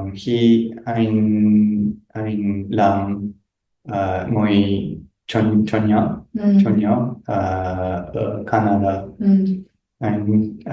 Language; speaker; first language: Vietnamese; non-native, learner; English